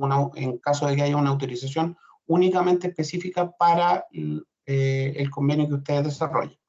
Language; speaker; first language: Spanish; native; Spanish